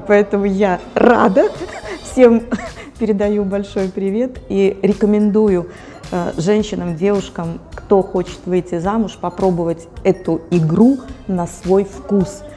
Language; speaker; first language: Russian; native; Russian